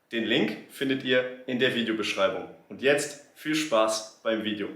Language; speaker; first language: German; native; German